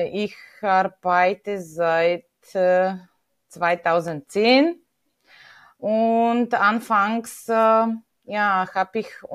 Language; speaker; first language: German; non-native, fluent; Bulgarian